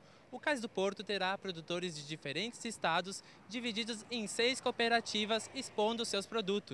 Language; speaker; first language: Portuguese; native; Portuguese